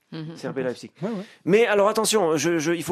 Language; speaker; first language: French; native; French